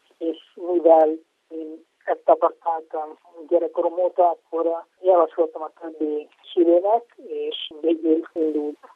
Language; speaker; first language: Hungarian; non-native, fluent; Italian